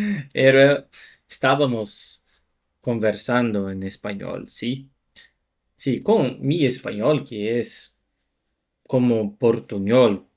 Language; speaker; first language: Spanish; non-native, fluent; Portuguese